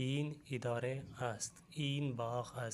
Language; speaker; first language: Persian; non-native, fluent; Urdu